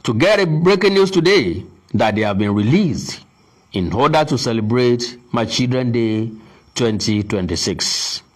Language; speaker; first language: English; non-native, local second language; Yoruba